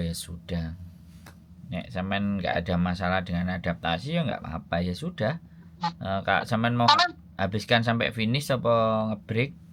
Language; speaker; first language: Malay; non-native, local second language; Javanese